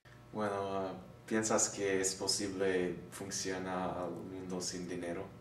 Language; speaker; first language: Spanish; non-native, learner; English